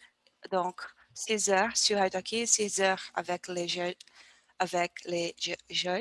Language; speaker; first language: French; non-native, learner; Portuguese